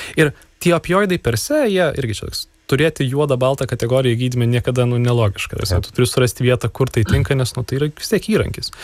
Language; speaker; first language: Lithuanian; native; Lithuanian